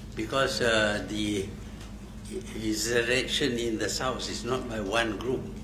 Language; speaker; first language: English; non-native, local second language; Malay